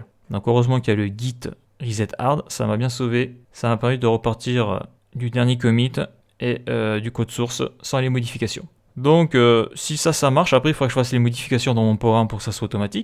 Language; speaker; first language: French; native; French